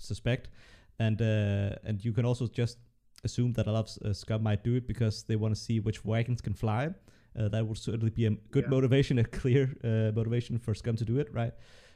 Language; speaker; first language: English; non-native, fluent; Danish